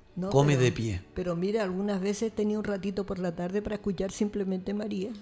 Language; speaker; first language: Spanish; native; Spanish